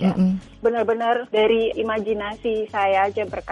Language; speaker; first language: Indonesian; native; Indonesian